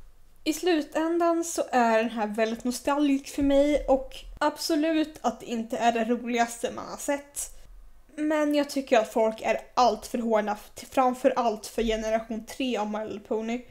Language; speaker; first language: Swedish; native; Swedish